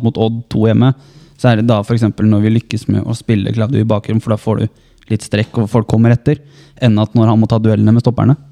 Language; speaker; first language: Norwegian; native; Norwegian